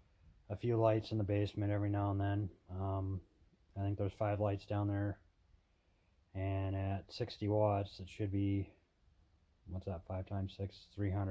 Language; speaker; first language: English; native; English